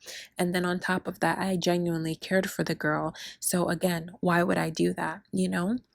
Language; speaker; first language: English; early bilingual, other home language; Spanish